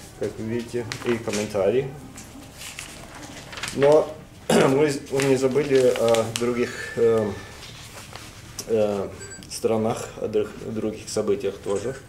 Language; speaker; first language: Russian; non-native, fluent; Norwegian